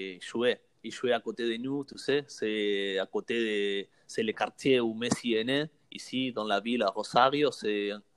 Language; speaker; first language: French; non-native, learner; Spanish